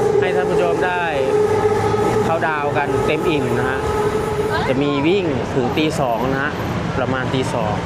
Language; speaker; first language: Thai; native; Thai